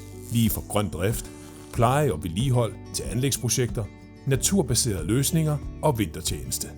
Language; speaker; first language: Danish; native; Danish